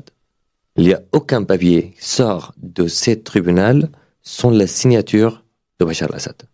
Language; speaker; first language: French; non-native, fluent; Arabic